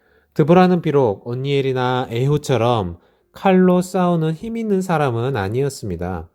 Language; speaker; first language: Korean; native; Korean